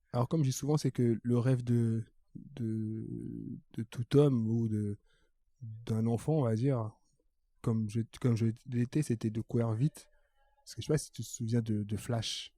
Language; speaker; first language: French; early bilingual, other home language; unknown